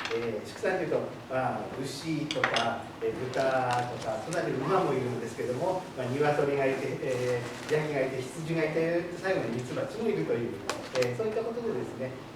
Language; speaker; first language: Japanese; native; Japanese